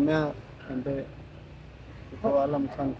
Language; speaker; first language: Filipino; non-native, learner; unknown